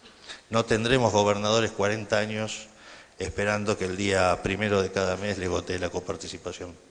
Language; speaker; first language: Spanish; native; Spanish